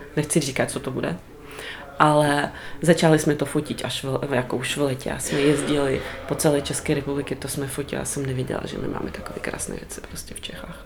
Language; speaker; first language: Czech; non-native, fluent; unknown